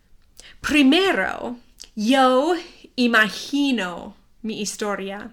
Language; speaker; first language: Spanish; non-native, fluent; English